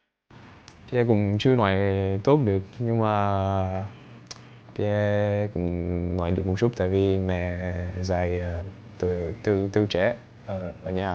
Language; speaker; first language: Vietnamese; early bilingual, heritage; English